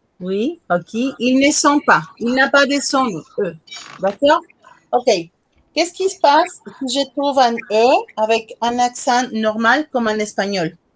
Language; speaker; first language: French; non-native, fluent; Spanish